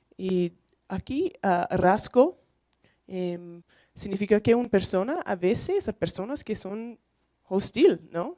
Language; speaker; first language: Spanish; non-native, learner; English